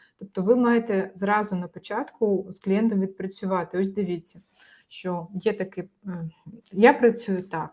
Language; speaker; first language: Ukrainian; native; Ukrainian